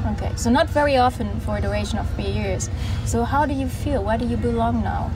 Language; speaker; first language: English; non-native, fluent; German